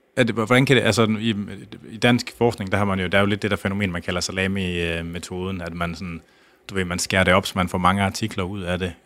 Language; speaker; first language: Danish; native; Danish